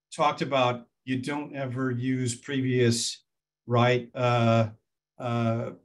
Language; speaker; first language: English; native; English